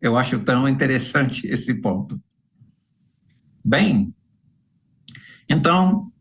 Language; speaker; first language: Portuguese; non-native, fluent; English